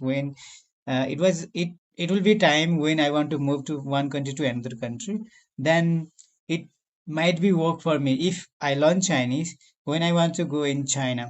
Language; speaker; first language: English; non-native, learner; Nepali